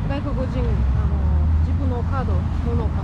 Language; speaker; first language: Japanese; non-native, learner; Russian